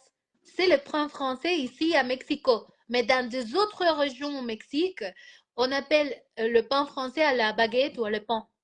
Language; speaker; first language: French; non-native, learner; Spanish